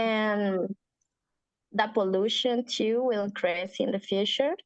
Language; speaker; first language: English; non-native, learner; Spanish